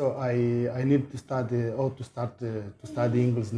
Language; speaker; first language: English; non-native, learner; Portuguese